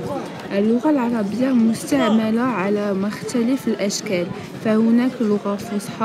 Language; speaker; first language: Arabic; non-native, local second language; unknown